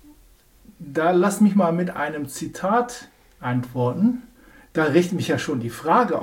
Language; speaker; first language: German; native; German